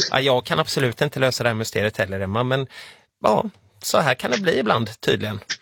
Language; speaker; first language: Swedish; native; Swedish